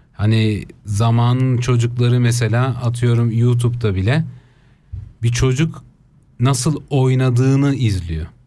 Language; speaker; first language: Turkish; early bilingual, heritage; Turkish